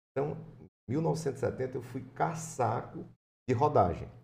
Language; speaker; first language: Portuguese; native; Portuguese